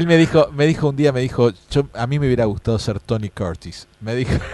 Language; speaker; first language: Spanish; native; Spanish